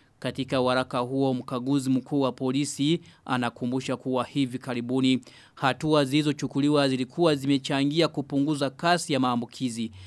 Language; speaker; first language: Swahili; non-native, local second language; Rundi